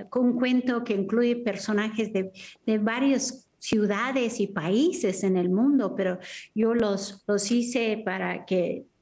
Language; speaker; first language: Spanish; early bilingual, heritage; Spanish